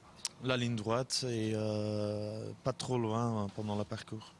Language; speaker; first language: French; non-native, local second language; Dutch